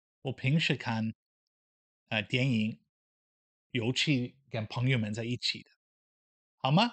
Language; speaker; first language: Chinese; non-native, fluent; Dutch